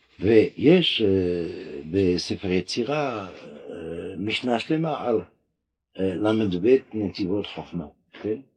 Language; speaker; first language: Hebrew; non-native, fluent; French